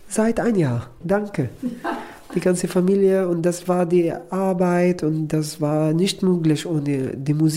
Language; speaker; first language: German; non-native, learner; Arabic